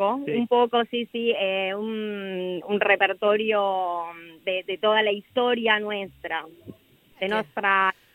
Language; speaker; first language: Italian; non-native, learner; Spanish